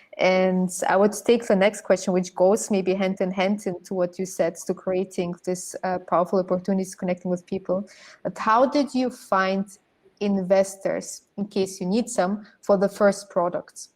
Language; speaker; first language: English; non-native, fluent; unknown